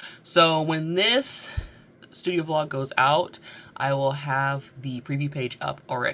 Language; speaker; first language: English; native; English